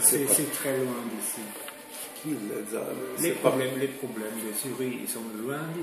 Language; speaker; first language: French; non-native, fluent; German